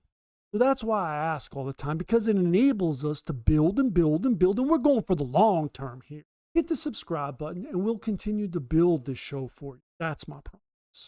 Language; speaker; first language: English; native; English